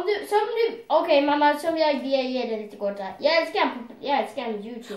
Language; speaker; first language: Swedish; early bilingual, other home language; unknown